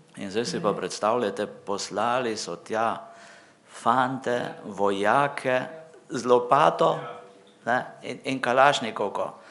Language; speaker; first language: Slovenian; native; Slovenian